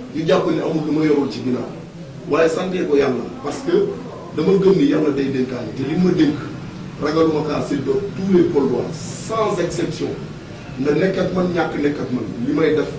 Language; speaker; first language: Wolof; non-native, local second language; Fula